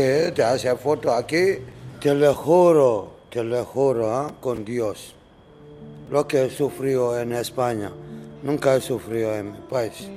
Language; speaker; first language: Spanish; non-native, learner; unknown